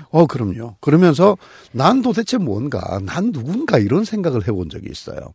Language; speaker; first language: Korean; native; Korean